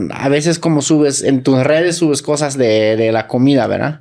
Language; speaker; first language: Spanish; native; Spanish